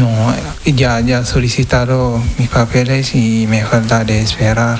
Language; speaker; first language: Spanish; non-native, learner; Wolof